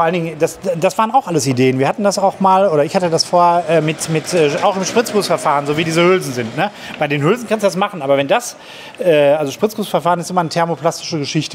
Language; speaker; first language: German; native; German